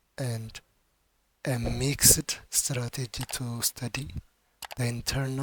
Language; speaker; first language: English; non-native, local second language; Amharic